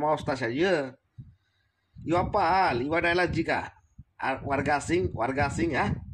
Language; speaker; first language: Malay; non-native, learner; Bangla